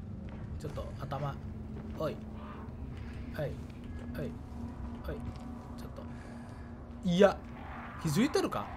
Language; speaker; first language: Japanese; non-native, fluent; Indonesian